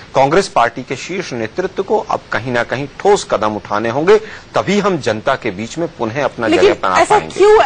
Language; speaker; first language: Hindi; native; Hindi